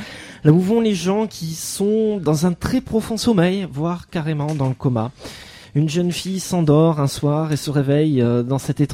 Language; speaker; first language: French; native; French